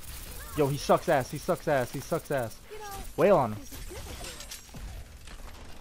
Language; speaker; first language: English; native; English